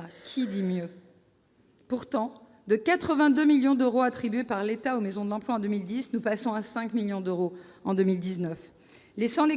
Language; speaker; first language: French; native; French